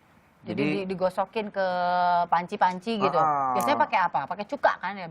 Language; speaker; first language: Indonesian; native; Indonesian